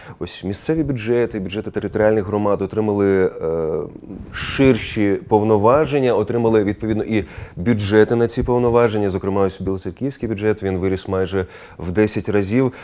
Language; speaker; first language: Ukrainian; native; Ukrainian